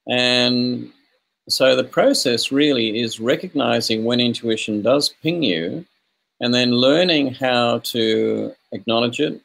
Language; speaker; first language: English; native; English